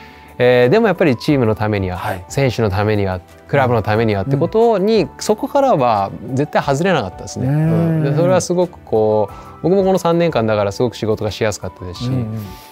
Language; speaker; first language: Japanese; native; Japanese